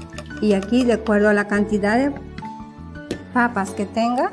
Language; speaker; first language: Portuguese; non-native, learner; Spanish